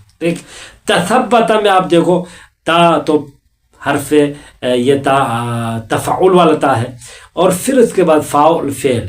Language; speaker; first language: Urdu; non-native, local second language; Balti